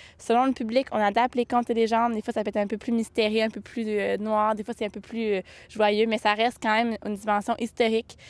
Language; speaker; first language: French; native; French